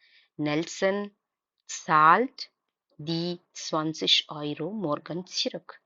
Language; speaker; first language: German; non-native, fluent; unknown